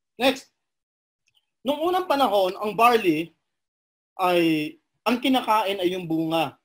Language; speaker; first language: Filipino; non-native, local second language; Cebuano